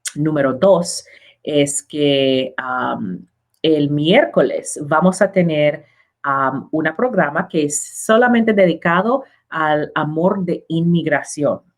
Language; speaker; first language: Spanish; non-native, learner; English